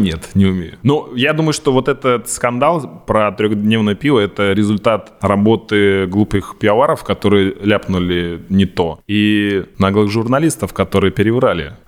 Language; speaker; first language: Russian; native; Russian